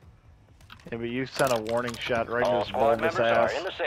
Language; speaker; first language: English; native; English